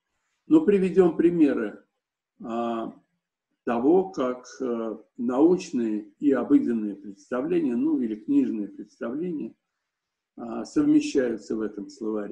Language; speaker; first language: Russian; native; Russian